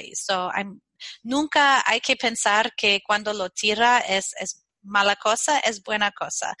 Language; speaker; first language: Spanish; non-native, fluent; English